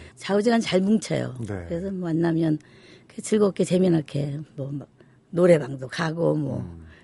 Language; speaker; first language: Korean; native; Korean